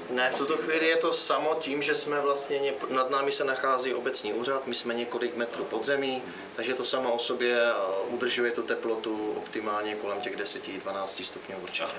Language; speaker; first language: Czech; native; Czech